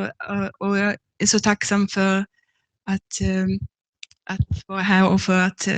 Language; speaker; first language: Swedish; non-native, fluent; English